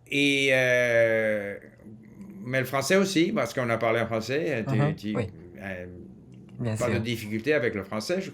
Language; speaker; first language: French; non-native, fluent; English